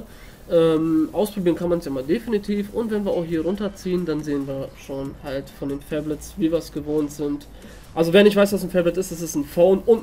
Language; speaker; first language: German; native; German